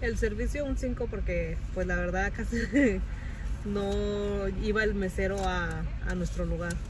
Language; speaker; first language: Spanish; native; Spanish